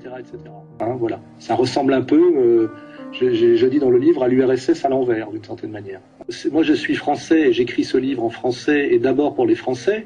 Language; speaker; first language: French; native; French